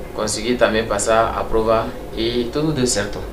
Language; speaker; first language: Portuguese; non-native, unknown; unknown